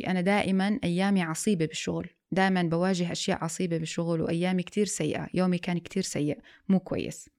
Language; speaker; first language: Arabic; native; Arabic